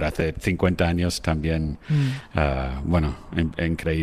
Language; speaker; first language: Spanish; non-native, fluent; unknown